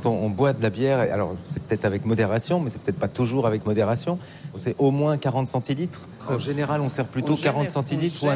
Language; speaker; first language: French; native; French